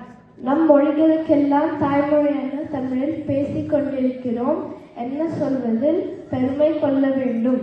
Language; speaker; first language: Tamil; early bilingual, heritage; Tamil